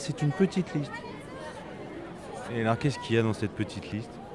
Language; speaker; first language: French; native; French